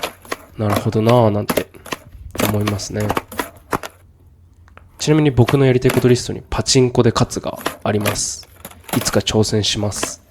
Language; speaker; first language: Japanese; native; Japanese